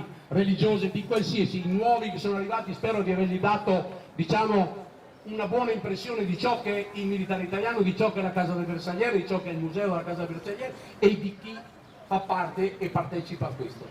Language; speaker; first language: Italian; native; Italian